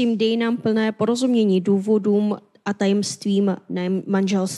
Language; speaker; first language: Czech; non-native, fluent; Korean